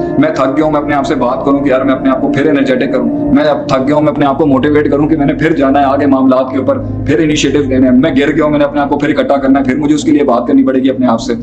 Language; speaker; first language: Urdu; non-native, local second language; Punjabi